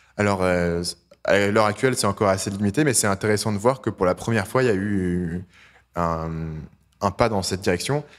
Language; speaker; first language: French; native; French